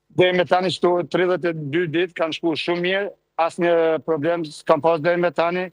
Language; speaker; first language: Albanian; early bilingual, heritage; Albanian